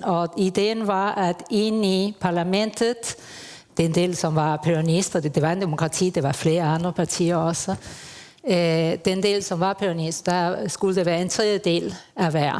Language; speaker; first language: Danish; non-native, fluent; Spanish